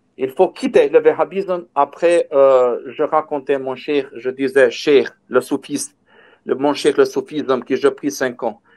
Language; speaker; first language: French; non-native, learner; Albanian